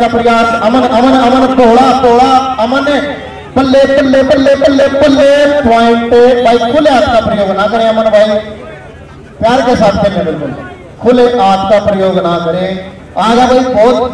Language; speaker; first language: Hindi; native; Hindi